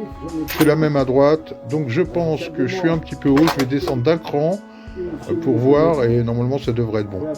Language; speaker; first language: French; native; French